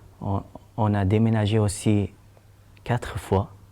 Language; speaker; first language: French; non-native, learner; Arabic